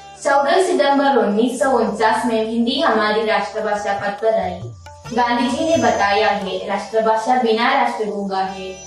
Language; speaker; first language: Hindi; non-native, local second language; Malayalam